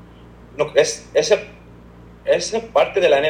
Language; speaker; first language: Spanish; early bilingual, heritage; Spanish